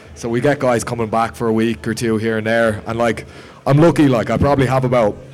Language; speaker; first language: English; native; English